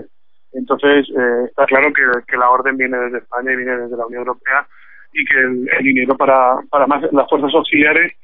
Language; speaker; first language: Spanish; native; Spanish